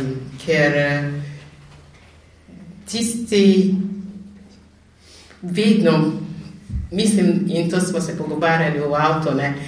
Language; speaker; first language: Slovenian; non-native, fluent; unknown